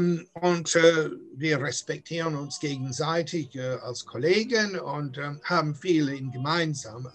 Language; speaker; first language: German; non-native, fluent; English